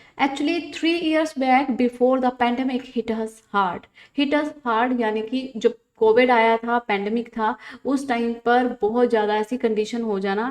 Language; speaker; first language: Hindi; non-native, local second language; Punjabi